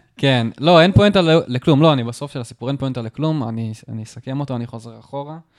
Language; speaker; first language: Hebrew; native; Hebrew